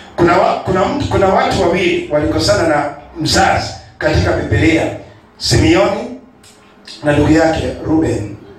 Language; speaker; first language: Swahili; non-native, local second language; Kikuyu